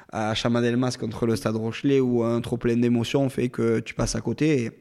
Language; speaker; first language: French; native; French